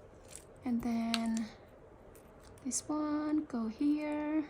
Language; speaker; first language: English; early bilingual, heritage; Khmer